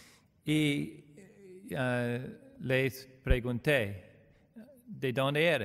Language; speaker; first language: Spanish; non-native, learner; English